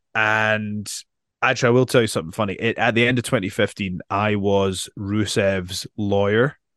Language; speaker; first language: English; native; English